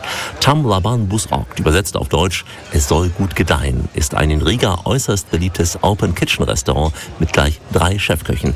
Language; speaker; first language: German; native; German